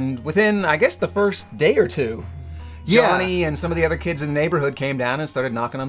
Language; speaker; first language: English; native; English